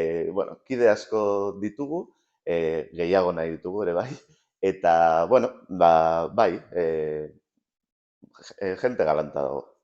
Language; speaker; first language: Basque; non-native, local second language; Spanish